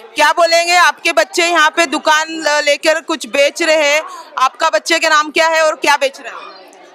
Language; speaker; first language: Hindi; non-native, local second language; Marathi